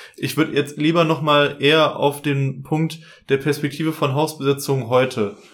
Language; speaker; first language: German; native; German